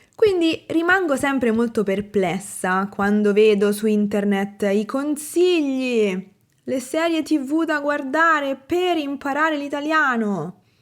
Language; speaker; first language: Italian; native; Italian